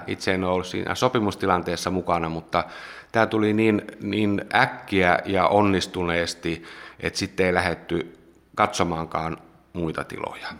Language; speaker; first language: Finnish; native; Finnish